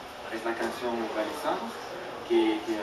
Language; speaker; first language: Spanish; non-native, fluent; French